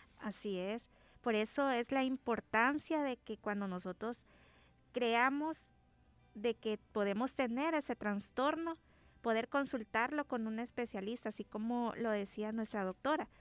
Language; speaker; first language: Spanish; native; Spanish